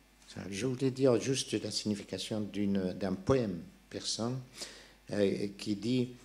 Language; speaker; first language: French; non-native, local second language; Persian